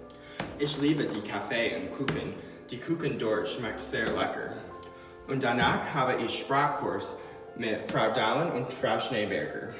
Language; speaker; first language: German; non-native, learner; English